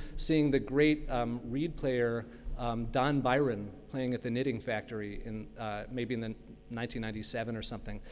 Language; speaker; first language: English; native; English